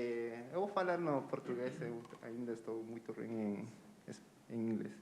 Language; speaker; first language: Portuguese; non-native, learner; Spanish